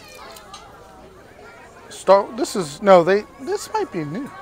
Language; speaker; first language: English; native; English